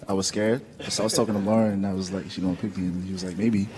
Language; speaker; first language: English; native; English